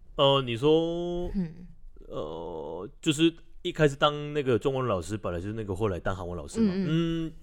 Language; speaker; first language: Chinese; non-native, fluent; Korean